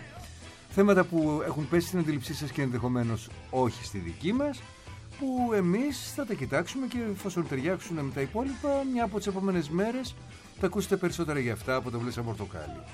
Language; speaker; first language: Greek; native; Greek